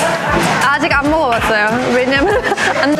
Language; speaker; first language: Korean; non-native, fluent; German